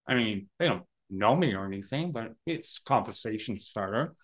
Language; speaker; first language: English; native; English